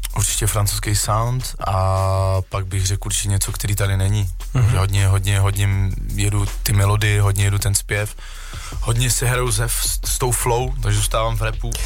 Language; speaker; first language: Czech; early bilingual, other home language; French